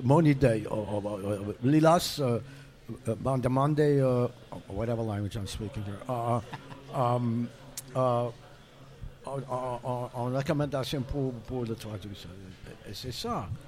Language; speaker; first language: French; non-native, learner; English